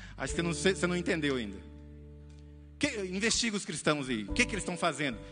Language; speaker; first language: Portuguese; native; Portuguese